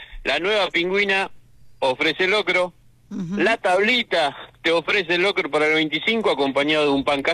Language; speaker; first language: Spanish; native; Spanish